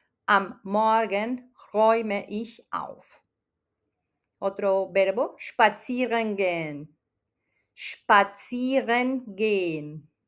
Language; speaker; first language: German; non-native, fluent; Spanish